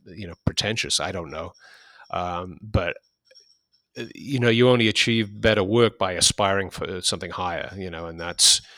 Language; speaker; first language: English; native; English